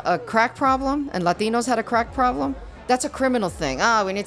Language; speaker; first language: English; early bilingual, other home language; Spanish